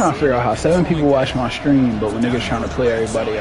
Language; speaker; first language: English; native; English